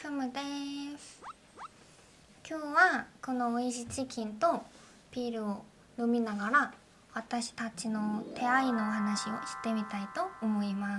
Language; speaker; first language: Japanese; non-native, learner; Korean